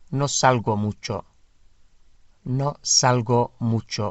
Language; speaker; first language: Spanish; non-native, fluent; English